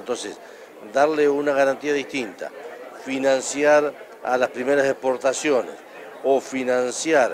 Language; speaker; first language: Spanish; native; Spanish